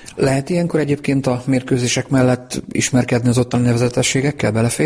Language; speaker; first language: Hungarian; native; Hungarian